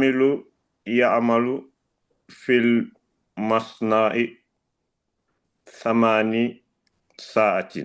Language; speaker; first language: Arabic; non-native, learner; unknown